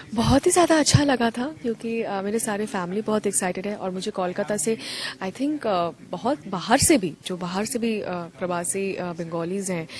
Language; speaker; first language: Hindi; non-native, local second language; Bangla